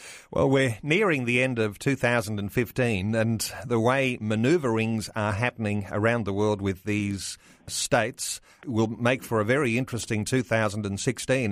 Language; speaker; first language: English; native; English